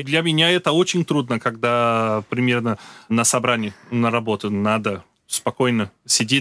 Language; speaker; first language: Russian; non-native, learner; Portuguese